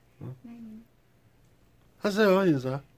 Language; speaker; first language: Korean; native; Korean